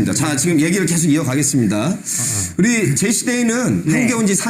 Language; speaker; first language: Korean; native; Korean